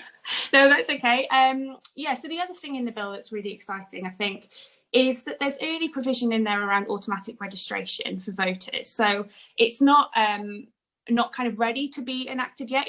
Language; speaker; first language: English; native; English